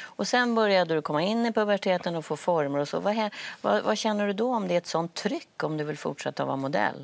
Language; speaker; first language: Swedish; native; Swedish